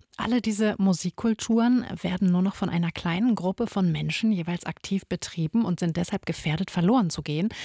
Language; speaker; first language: German; native; German